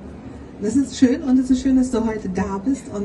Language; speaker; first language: German; native; German